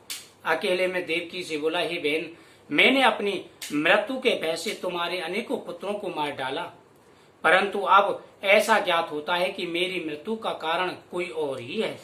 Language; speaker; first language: Hindi; native; Hindi